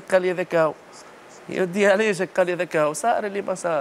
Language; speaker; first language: Arabic; native; Arabic